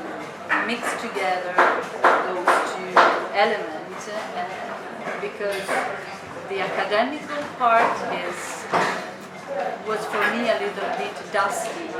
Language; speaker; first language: English; non-native, fluent; Italian